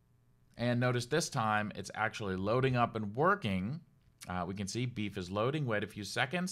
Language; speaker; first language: English; native; English